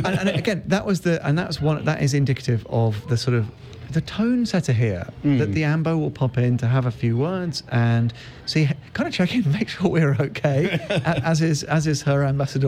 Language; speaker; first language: English; native; English